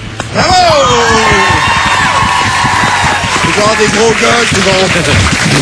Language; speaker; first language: French; native; French